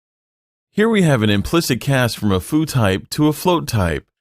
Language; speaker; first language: English; non-native, fluent; French